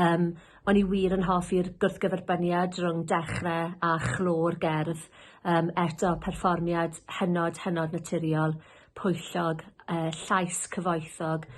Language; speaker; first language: Welsh; native; Welsh